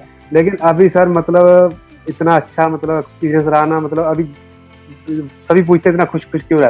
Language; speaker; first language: Hindi; native; Hindi